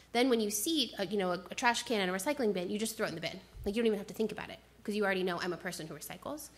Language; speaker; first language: English; native; English